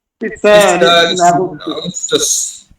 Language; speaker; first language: Arabic; non-native, learner; Bangla